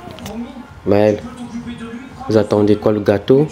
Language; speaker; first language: French; native; French